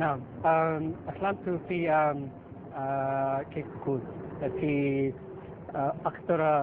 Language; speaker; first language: Arabic; non-native, learner; Filipino